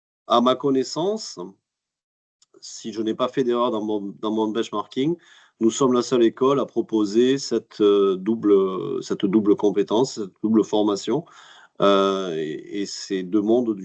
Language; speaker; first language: French; native; French